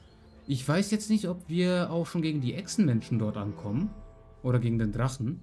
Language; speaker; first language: German; native; German